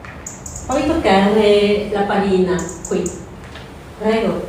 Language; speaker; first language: Italian; non-native, learner; French